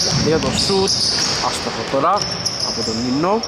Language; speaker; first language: Greek; native; Greek